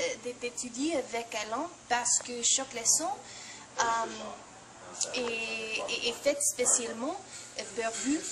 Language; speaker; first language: French; non-native, learner; English